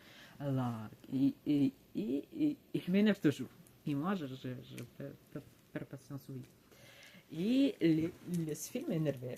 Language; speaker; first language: French; non-native, learner; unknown